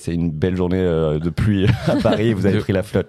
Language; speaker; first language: French; native; French